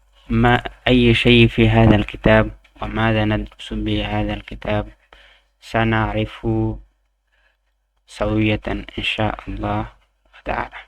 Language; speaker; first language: Arabic; non-native, fluent; Bangla